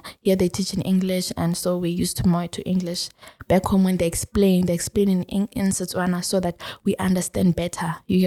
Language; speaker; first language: English; non-native, local second language; Tswana